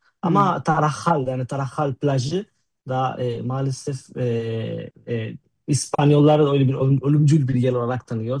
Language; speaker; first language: Turkish; non-native, fluent; Spanish